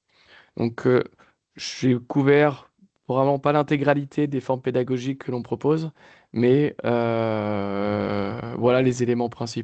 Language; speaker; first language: French; native; French